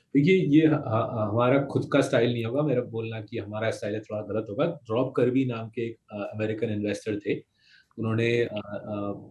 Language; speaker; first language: Hindi; non-native, local second language; Bangla